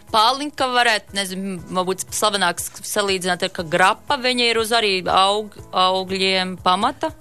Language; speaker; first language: Latvian; early bilingual, heritage; Hungarian